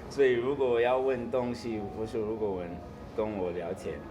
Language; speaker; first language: Chinese; non-native, learner; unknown